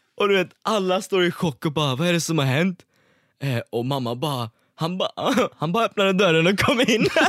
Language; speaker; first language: Swedish; early bilingual, other home language; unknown